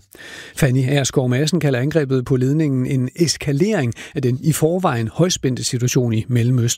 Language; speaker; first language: Danish; native; Danish